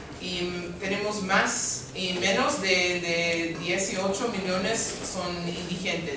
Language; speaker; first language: Spanish; non-native, learner; English